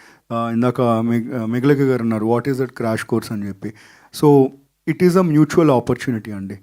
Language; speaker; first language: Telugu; native; Telugu